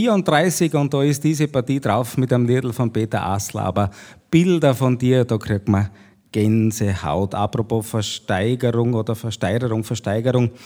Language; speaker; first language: German; native; German